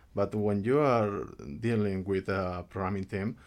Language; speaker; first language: English; non-native, fluent; Spanish